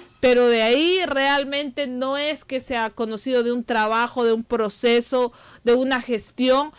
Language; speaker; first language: Spanish; native; Spanish